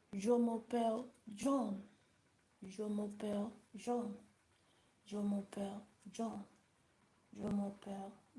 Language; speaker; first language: French; non-native, learner; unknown